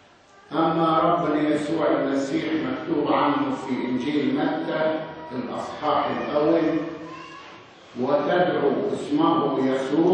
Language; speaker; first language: Arabic; native; Arabic